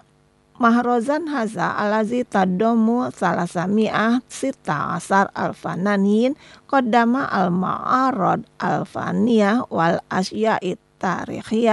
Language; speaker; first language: Arabic; non-native, fluent; Indonesian